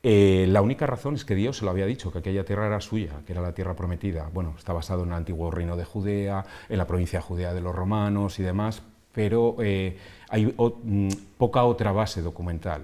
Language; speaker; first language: Spanish; native; Spanish